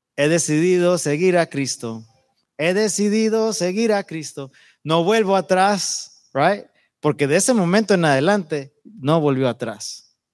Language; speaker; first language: Spanish; native; Spanish